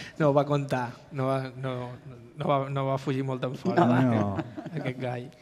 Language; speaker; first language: Catalan; native; Catalan